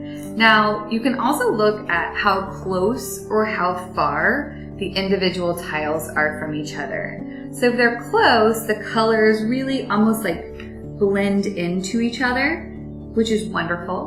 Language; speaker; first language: English; native; English